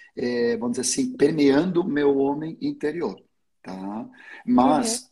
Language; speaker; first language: Portuguese; non-native, fluent; Swedish